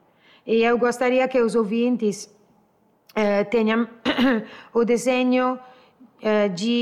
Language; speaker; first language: Portuguese; non-native, learner; Italian